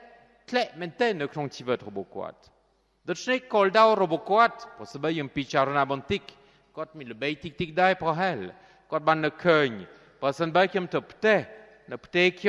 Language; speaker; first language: Khmer; non-native, fluent; French